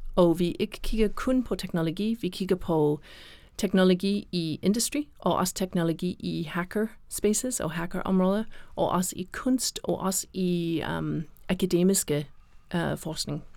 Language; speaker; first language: Danish; non-native, fluent; English